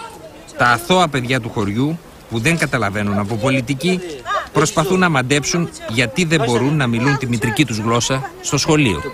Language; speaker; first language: Greek; native; Greek